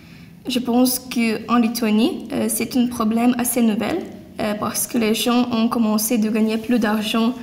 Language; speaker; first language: French; non-native, learner; Lithuanian